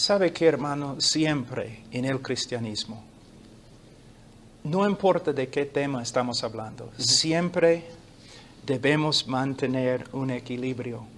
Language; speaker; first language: Spanish; non-native, fluent; English